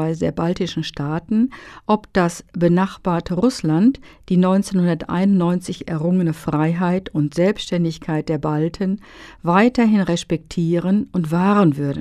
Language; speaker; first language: German; native; German